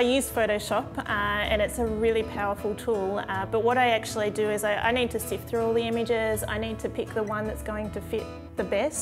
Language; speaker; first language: English; native; English